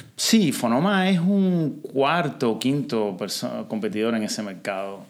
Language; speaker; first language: Spanish; native; Spanish